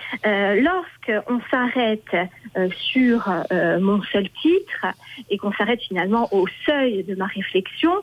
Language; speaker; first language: French; native; French